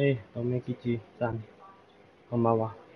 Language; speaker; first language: Japanese; non-native, learner; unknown